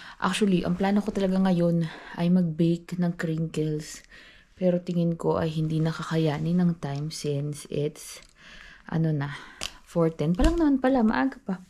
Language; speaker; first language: Filipino; native; Filipino